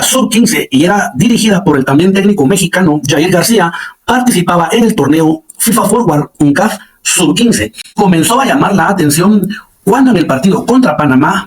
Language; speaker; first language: Spanish; native; Spanish